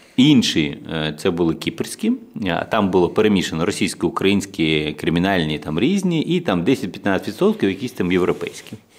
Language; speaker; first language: Ukrainian; non-native, local second language; Russian